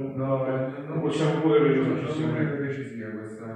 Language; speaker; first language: Italian; native; Italian